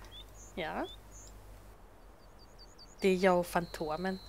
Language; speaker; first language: Swedish; native; Swedish